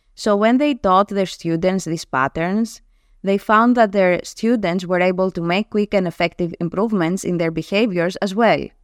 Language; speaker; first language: English; non-native, fluent; Greek